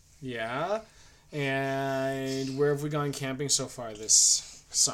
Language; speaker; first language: English; native; English